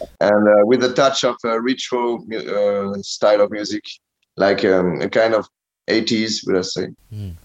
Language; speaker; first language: English; non-native, learner; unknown